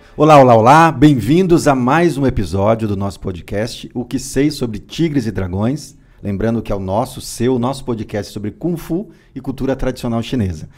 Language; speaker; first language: Portuguese; native; Portuguese